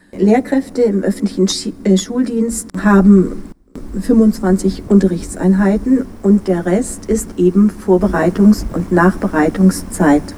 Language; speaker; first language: German; native; German